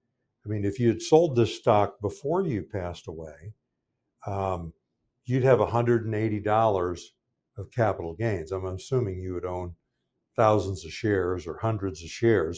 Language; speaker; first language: English; native; English